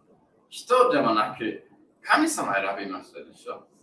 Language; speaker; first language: Japanese; non-native, fluent; English